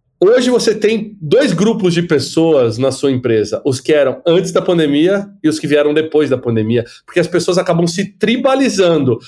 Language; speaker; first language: Portuguese; native; Portuguese